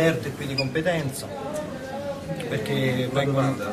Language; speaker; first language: Italian; native; Italian